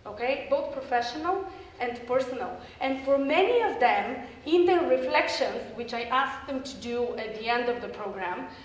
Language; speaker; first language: English; non-native, fluent; Bulgarian